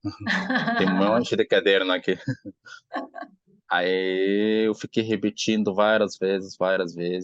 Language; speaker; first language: Portuguese; non-native, learner; Arabic